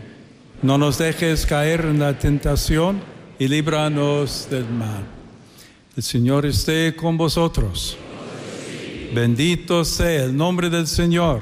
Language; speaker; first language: Spanish; non-native, fluent; English